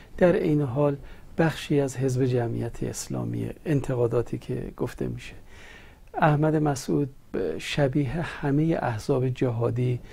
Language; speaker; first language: Persian; native; Persian